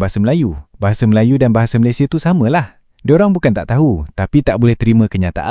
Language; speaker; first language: Malay; native; Malay